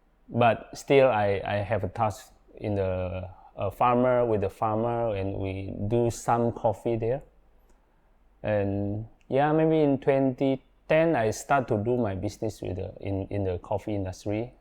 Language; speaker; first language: English; non-native, learner; Indonesian